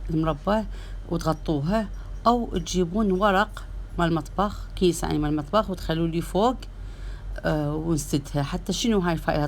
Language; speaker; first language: Arabic; native; Arabic